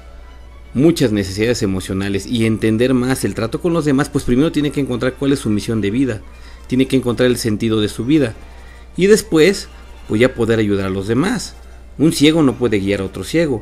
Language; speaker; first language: Spanish; native; Spanish